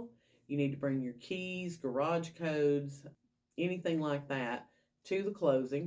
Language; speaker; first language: English; native; English